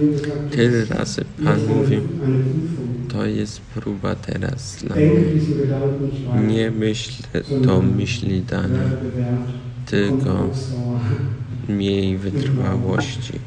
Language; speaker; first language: Polish; early bilingual, heritage; Polish